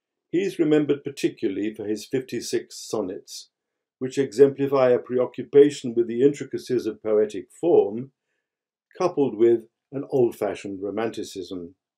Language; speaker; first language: English; native; English